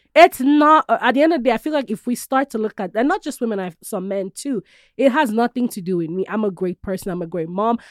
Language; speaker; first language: English; non-native, local second language; Yoruba